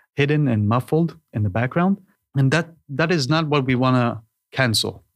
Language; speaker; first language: English; non-native, fluent; Hebrew